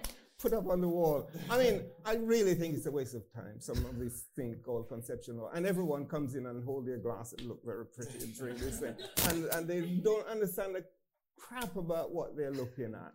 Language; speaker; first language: English; native; English